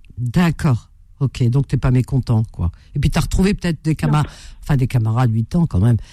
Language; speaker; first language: French; native; French